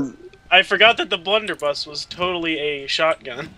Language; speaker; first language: English; native; English